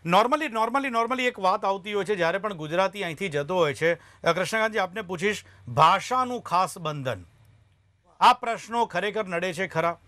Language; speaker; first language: Gujarati; native; Gujarati